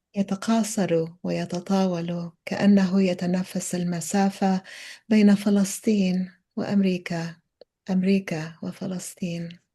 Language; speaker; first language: Arabic; early bilingual, other home language; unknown